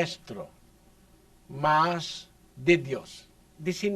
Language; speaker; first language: Spanish; non-native, learner; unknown